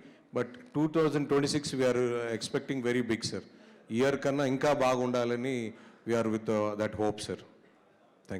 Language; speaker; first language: Telugu; native; Telugu